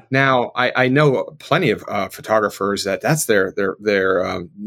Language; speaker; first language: English; native; English